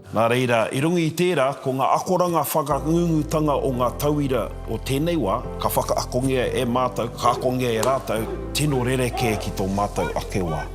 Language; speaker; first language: Māori; non-native, local second language; English